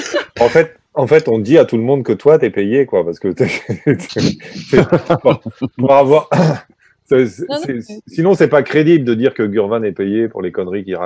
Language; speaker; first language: French; native; French